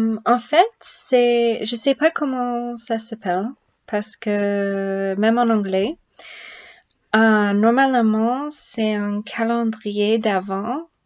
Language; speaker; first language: French; non-native, learner; English